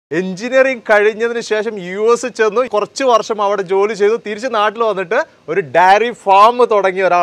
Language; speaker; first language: Malayalam; native; Malayalam